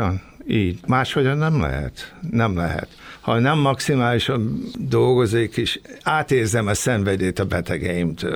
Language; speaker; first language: Hungarian; early bilingual, heritage; Hungarian